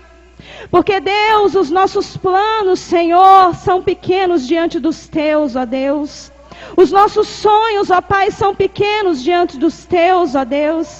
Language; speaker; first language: Portuguese; native; Portuguese